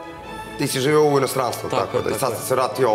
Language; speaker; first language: Serbian; native; Serbian